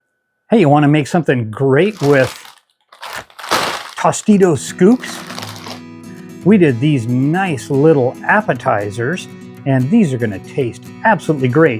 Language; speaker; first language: English; native; English